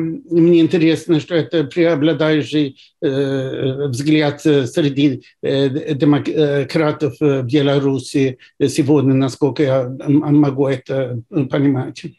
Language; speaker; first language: Russian; non-native, fluent; Swedish